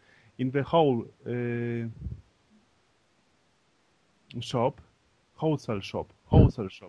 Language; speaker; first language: English; non-native, learner; Polish